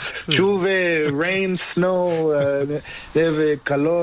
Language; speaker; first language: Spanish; non-native, learner; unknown